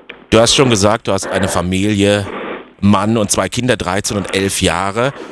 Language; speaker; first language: German; native; German